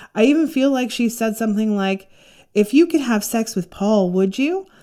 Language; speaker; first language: English; native; English